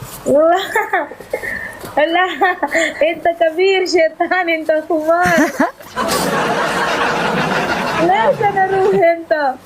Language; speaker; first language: Arabic; non-native, learner; Pashto